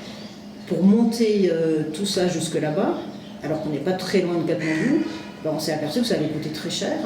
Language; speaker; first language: French; native; French